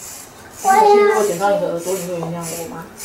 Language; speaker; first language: Chinese; native; Chinese